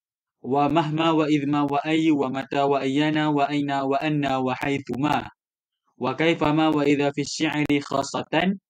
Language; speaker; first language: Arabic; non-native, learner; Malay